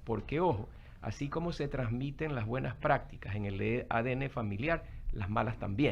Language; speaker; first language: Spanish; native; Spanish